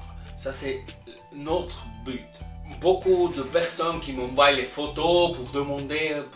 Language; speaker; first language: French; non-native, local second language; German